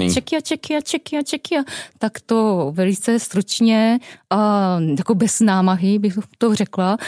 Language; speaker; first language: Czech; non-native, fluent; Japanese